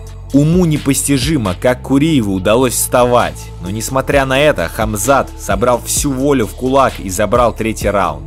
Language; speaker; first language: Russian; native; Russian